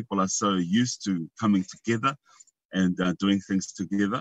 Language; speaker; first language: English; native; English